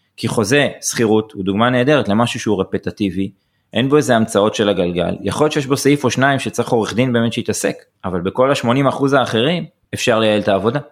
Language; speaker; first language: Hebrew; native; Hebrew